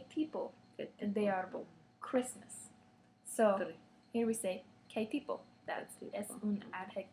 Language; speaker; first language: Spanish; non-native, learner; English